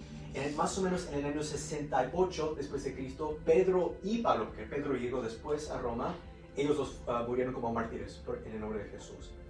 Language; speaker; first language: Spanish; early bilingual, heritage; Spanish